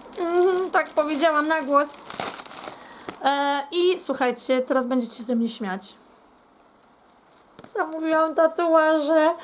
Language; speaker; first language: Polish; native; Polish